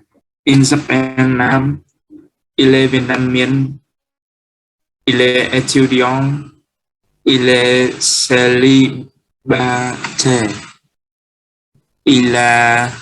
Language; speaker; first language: French; non-native, learner; Vietnamese